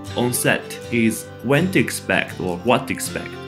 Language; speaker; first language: English; non-native, fluent; Japanese